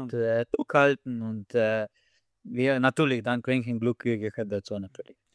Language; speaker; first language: German; non-native, fluent; Slovenian